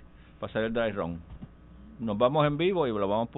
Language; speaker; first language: Spanish; native; Spanish